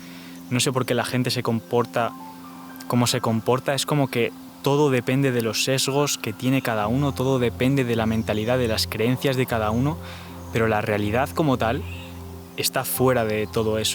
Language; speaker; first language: Spanish; native; Spanish